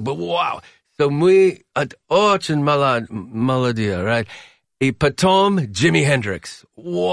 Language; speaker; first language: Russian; non-native, learner; English